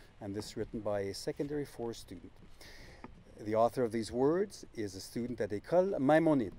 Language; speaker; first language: English; native; English